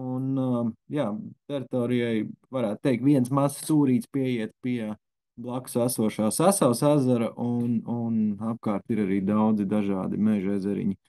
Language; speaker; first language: Latvian; native; Latvian